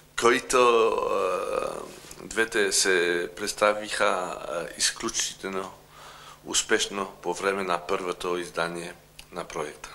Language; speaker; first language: Bulgarian; non-native, learner; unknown